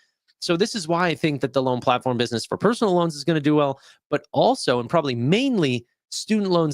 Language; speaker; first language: English; native; English